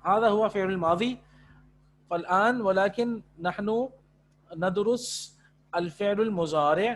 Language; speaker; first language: Arabic; non-native, fluent; Urdu